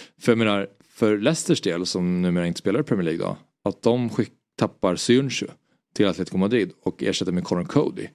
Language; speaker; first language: Swedish; native; Swedish